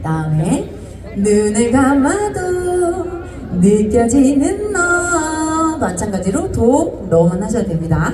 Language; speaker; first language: Korean; native; Korean